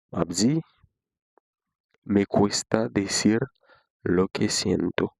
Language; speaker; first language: Spanish; non-native, fluent; Haitian Creole